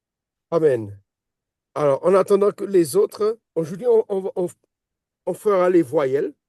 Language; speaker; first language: French; native; French